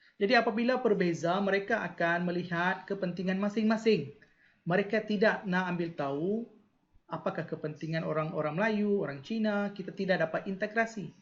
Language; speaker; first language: Malay; non-native, local second language; Tamil